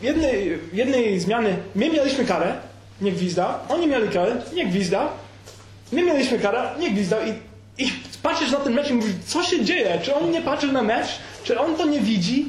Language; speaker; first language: Polish; early bilingual, heritage; Polish